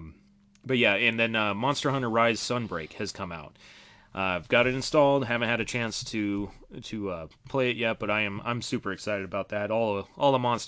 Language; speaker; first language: English; native; English